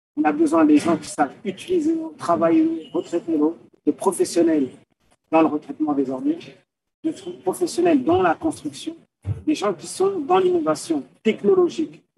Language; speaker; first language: French; early bilingual, other home language; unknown